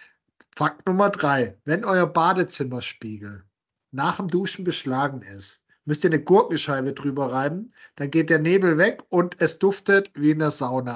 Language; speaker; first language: German; native; German